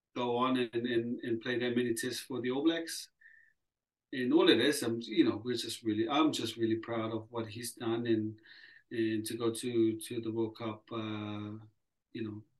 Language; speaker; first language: English; early bilingual, other home language; Samoan